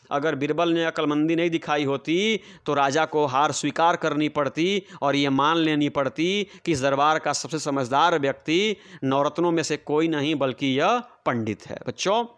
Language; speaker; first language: Hindi; non-native, local second language; Bhojpuri